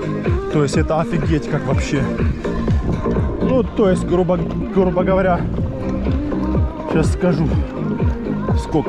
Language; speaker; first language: Russian; native; Russian